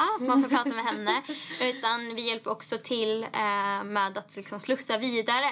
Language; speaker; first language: Swedish; native; Swedish